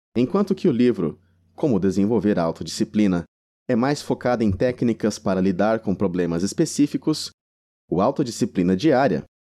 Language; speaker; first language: Portuguese; native; Portuguese